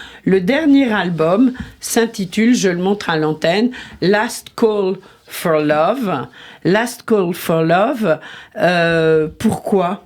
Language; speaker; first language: French; native; French